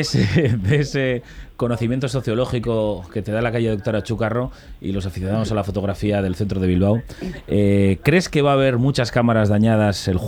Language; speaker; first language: Spanish; native; Spanish